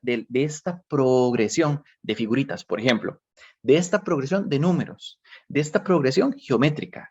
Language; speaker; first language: Spanish; native; Spanish